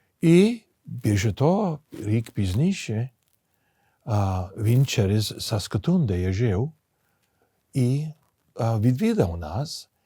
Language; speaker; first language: Ukrainian; early bilingual, heritage; English